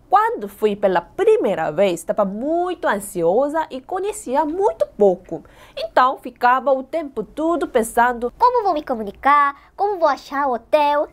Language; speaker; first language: Portuguese; non-native, fluent; Korean